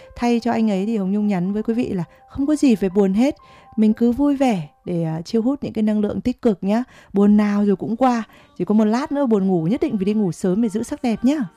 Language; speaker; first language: Vietnamese; native; Vietnamese